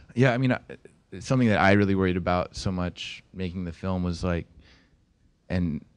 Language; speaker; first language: English; native; English